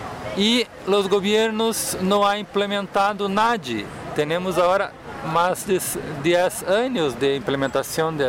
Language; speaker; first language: Spanish; non-native, fluent; Portuguese